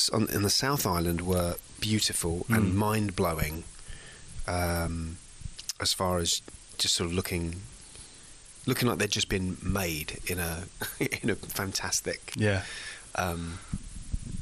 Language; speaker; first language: English; native; English